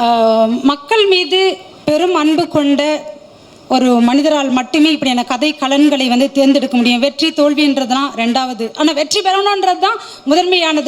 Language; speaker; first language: Tamil; native; Tamil